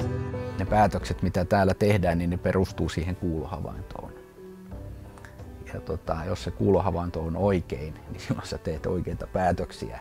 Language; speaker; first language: Finnish; native; Finnish